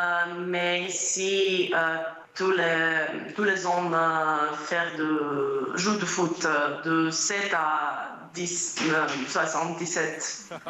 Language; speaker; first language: French; non-native, fluent; Croatian